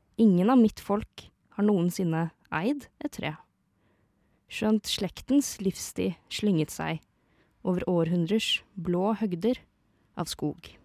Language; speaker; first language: Norwegian; native; Norwegian